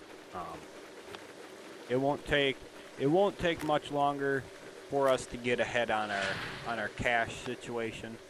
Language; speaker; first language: English; native; English